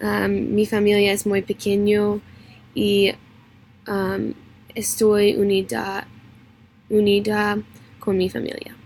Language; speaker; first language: Spanish; non-native, learner; English